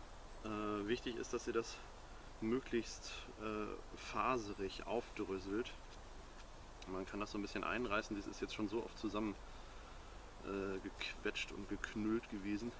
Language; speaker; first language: German; native; German